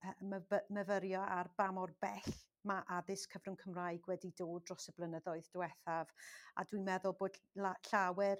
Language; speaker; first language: Welsh; non-native, local second language; English